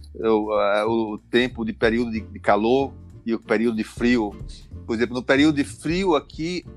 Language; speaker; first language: Portuguese; native; Portuguese